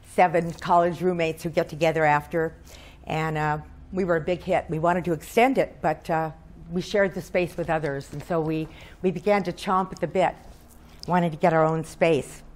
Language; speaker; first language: English; native; English